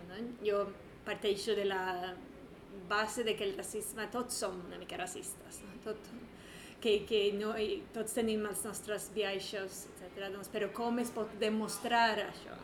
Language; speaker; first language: Catalan; non-native, fluent; Swedish